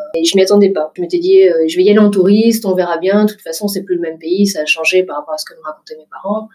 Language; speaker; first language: French; early bilingual, other home language; Vietnamese